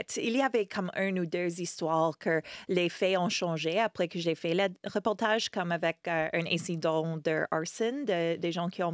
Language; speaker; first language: French; non-native, fluent; English